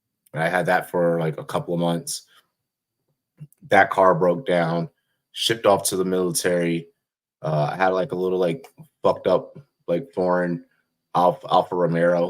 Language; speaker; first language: English; native; English